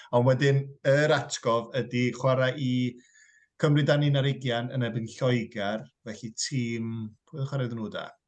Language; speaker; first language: Welsh; native; Welsh